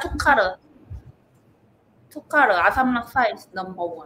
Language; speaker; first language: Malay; non-native, learner; Korean